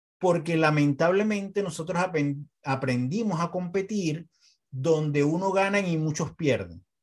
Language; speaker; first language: Spanish; native; Spanish